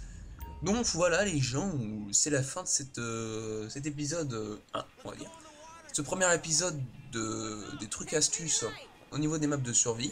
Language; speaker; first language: French; native; French